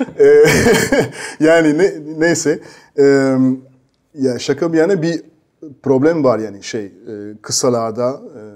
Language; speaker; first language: Turkish; non-native, fluent; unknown